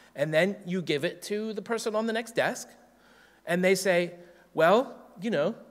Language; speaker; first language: English; native; English